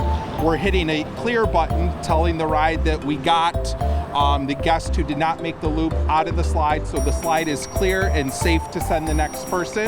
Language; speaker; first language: English; native; English